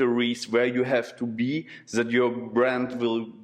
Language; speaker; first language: English; non-native, fluent; German